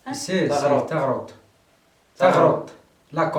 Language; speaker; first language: French; non-native, learner; Central Atlas Tamazight